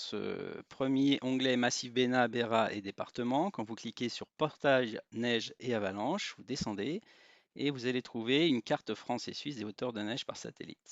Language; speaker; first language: French; native; French